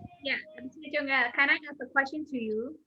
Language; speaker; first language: English; non-native, learner; Burmese